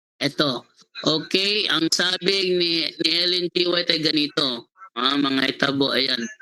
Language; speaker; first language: Filipino; non-native, local second language; Cebuano